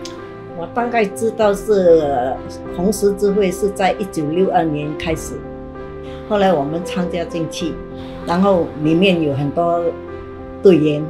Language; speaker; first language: Chinese; non-native, local second language; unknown